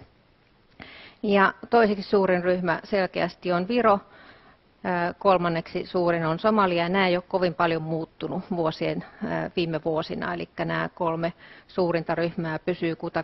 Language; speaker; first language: Finnish; native; Finnish